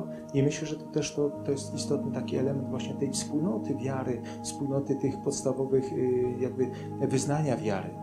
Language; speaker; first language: Polish; native; Polish